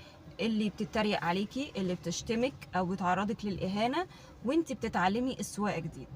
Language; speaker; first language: Arabic; native; Arabic